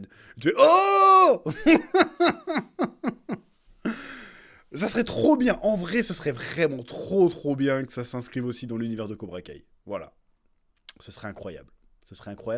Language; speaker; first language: French; native; French